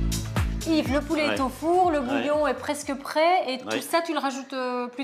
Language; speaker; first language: French; native; French